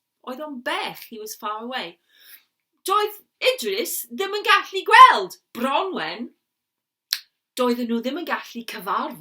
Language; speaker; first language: Welsh; non-native, learner; English